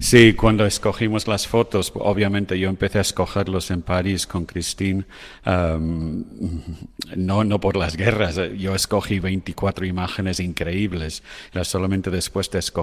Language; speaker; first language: Spanish; non-native, fluent; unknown